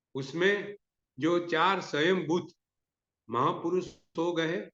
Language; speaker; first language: Hindi; non-native, local second language; Gujarati